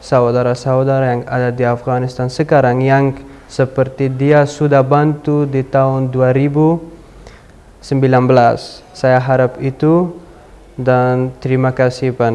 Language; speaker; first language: Indonesian; non-native, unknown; Pashto